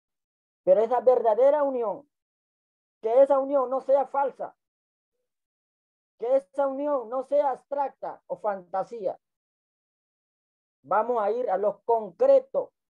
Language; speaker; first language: Spanish; non-native, local second language; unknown